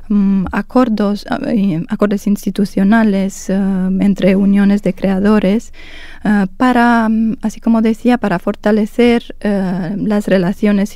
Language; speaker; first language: Spanish; non-native, fluent; Romanian